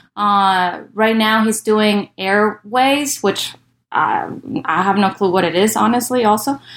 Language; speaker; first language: English; early bilingual, other home language; Spanish